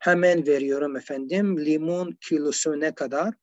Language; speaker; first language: Turkish; non-native, learner; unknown